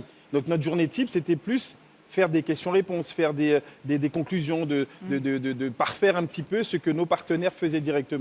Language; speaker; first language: French; native; French